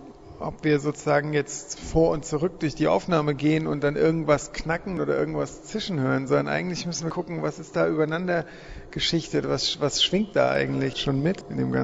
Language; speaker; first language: German; native; German